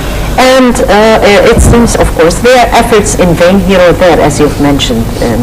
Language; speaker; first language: English; non-native, fluent; Arabic